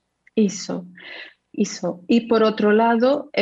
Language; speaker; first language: Spanish; non-native, fluent; Portuguese